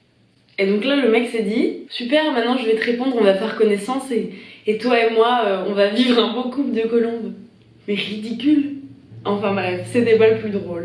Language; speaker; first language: French; native; French